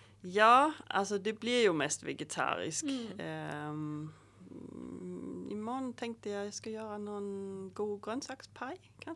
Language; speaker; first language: Swedish; native; Swedish